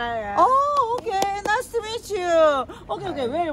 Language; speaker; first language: English; non-native, learner; Korean